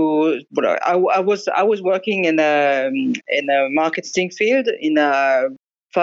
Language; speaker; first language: English; non-native, fluent; French